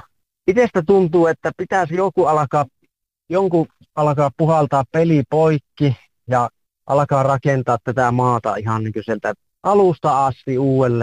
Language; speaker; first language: Finnish; native; Finnish